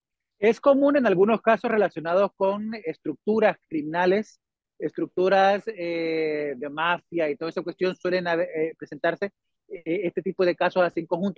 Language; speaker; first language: Spanish; native; Spanish